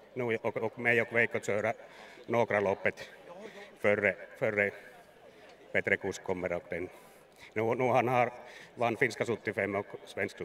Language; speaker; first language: Swedish; non-native, learner; Finnish